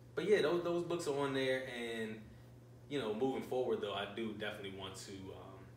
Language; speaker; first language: English; native; English